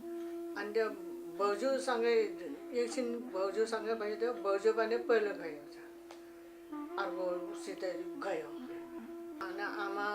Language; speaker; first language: Nepali; non-native, local second language; Tibetan